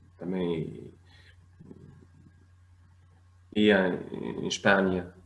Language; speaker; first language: Portuguese; non-native, fluent; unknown